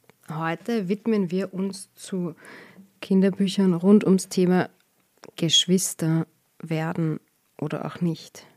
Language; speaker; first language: German; native; German